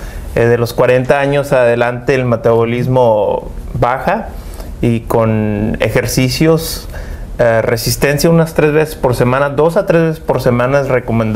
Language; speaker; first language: Spanish; early bilingual, heritage; Spanish